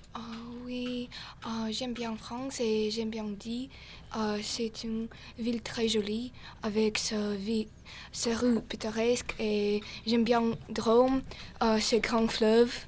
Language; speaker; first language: French; non-native, learner; Russian